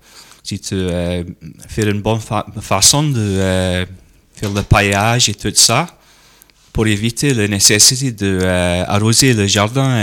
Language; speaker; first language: French; non-native, learner; English